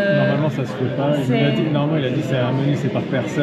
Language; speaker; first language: French; native; French